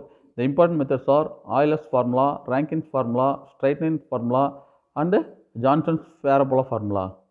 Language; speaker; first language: English; non-native, local second language; Tamil